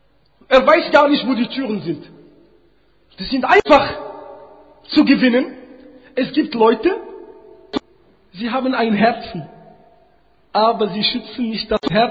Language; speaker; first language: German; non-native, fluent; Arabic